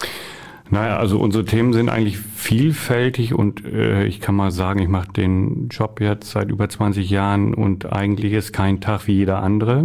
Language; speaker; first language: German; native; German